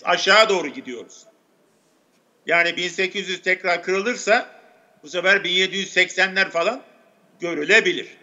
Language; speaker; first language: Turkish; native; Turkish